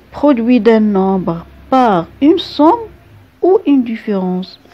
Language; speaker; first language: French; non-native, local second language; Arabic